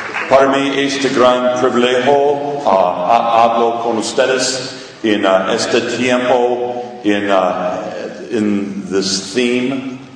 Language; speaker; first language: Spanish; non-native, learner; English